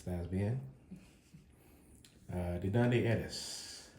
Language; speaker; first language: Spanish; non-native, learner; English